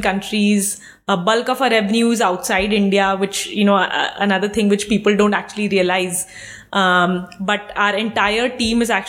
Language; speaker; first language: English; non-native, local second language; Hindi